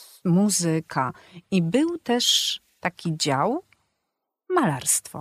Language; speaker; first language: Polish; native; Polish